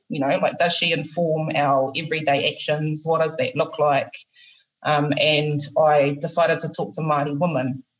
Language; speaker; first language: English; native; English